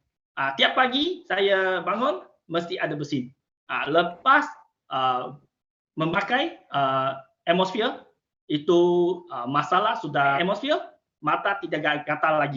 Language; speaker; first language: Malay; non-native, local second language; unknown